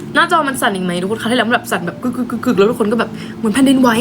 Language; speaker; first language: Thai; early bilingual, heritage; Thai